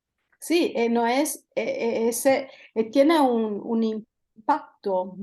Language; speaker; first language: Spanish; non-native, fluent; Italian